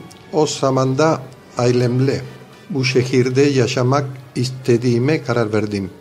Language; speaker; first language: Turkish; non-native, fluent; Spanish